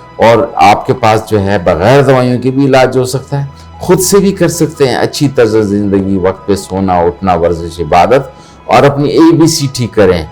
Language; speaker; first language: Urdu; non-native, local second language; Pashto